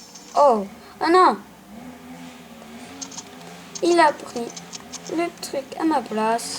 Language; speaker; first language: French; native; French